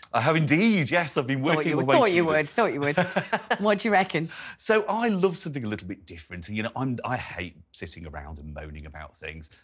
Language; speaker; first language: English; native; English